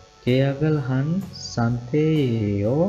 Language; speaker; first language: Korean; non-native, learner; Sinhala